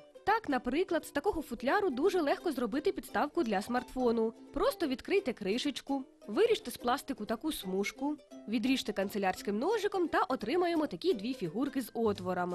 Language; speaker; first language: Ukrainian; native; Ukrainian